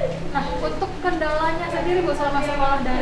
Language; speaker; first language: Indonesian; native; Indonesian